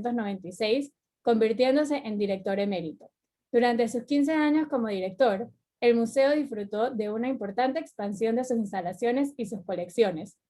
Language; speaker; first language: Spanish; native; Spanish